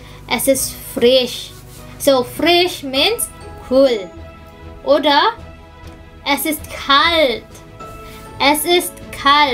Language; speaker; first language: German; non-native, fluent; Filipino